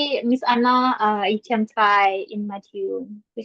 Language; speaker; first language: English; non-native, learner; Indonesian